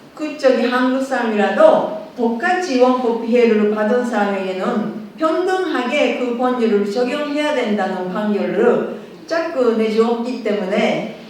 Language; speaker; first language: Korean; non-native, fluent; Japanese